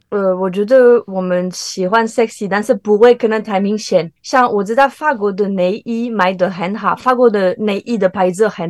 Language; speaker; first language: Chinese; non-native, fluent; French